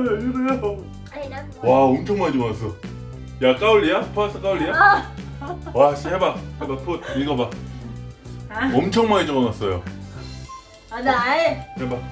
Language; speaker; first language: Korean; native; Korean